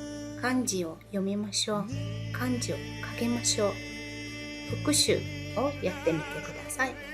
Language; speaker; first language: Japanese; non-native, fluent; Mongolian